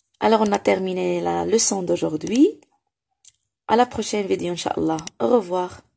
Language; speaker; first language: French; non-native, local second language; Arabic